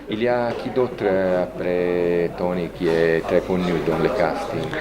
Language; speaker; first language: French; non-native, fluent; Italian